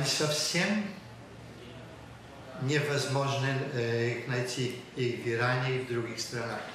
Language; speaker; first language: Russian; non-native, learner; Polish